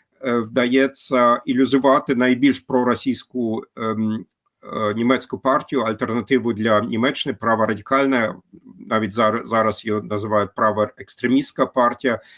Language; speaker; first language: Ukrainian; non-native, fluent; German